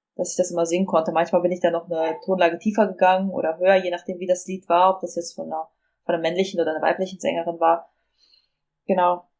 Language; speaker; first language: German; native; German